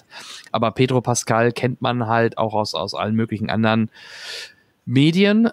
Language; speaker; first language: German; native; German